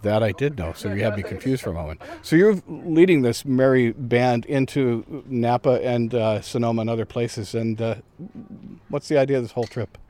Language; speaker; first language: English; native; English